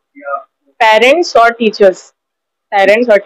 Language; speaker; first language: Hindi; native; Hindi